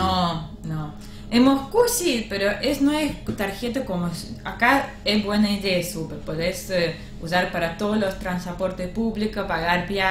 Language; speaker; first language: Spanish; non-native, learner; Russian